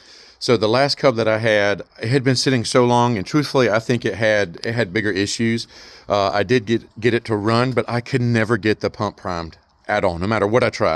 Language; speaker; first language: English; native; English